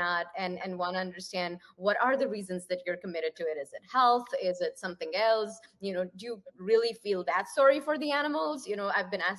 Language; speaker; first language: English; non-native, local second language; Punjabi